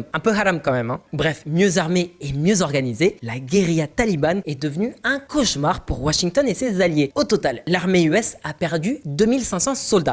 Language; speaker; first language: French; native; French